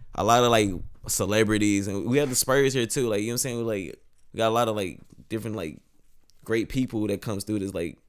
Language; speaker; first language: English; native; English